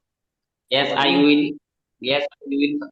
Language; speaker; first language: English; non-native, learner; Bangla